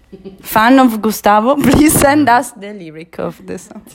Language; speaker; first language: English; non-native, learner; Italian